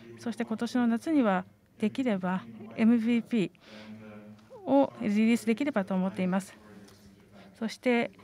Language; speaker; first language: Japanese; non-native, fluent; Estonian